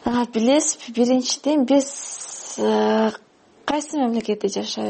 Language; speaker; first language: Kyrgyz; non-native, fluent; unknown